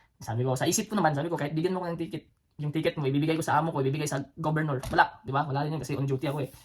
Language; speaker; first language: Filipino; non-native, local second language; Cebuano